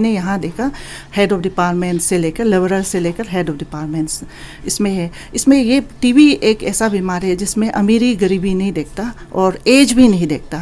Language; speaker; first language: Hindi; non-native, local second language; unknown